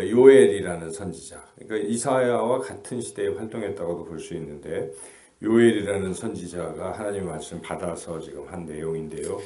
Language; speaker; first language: Korean; native; Korean